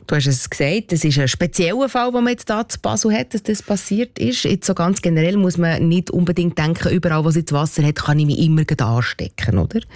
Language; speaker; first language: German; native; German